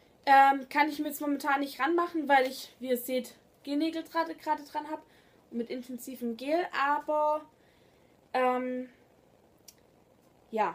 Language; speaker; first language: German; native; German